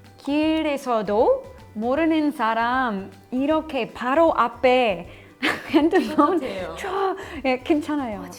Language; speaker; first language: Korean; non-native, learner; English